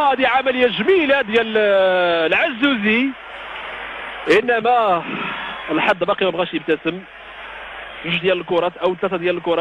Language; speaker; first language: Arabic; native; Arabic